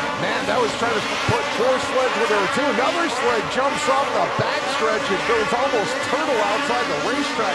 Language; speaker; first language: English; native; English